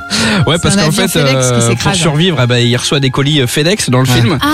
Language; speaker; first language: French; native; French